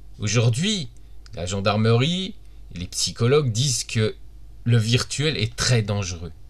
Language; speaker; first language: French; native; French